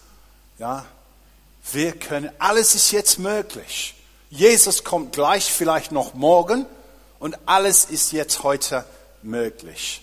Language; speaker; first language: German; non-native, fluent; English